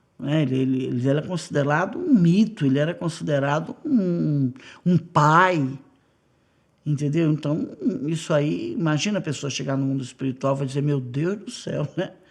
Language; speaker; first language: Portuguese; native; Portuguese